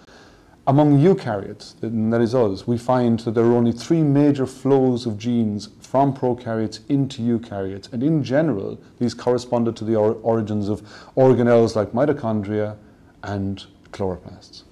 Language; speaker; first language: English; native; English